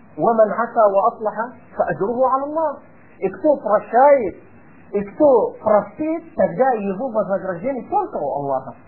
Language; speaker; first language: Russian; non-native, fluent; Arabic